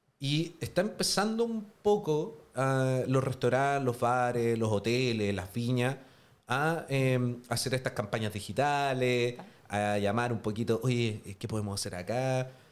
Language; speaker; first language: Spanish; native; Spanish